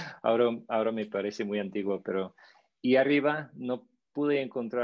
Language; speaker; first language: Spanish; non-native, fluent; English